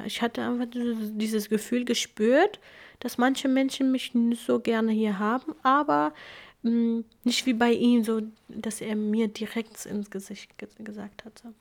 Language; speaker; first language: German; non-native, fluent; Kurdish